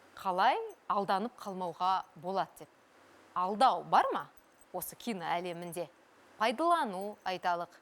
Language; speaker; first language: Kazakh; native; Kazakh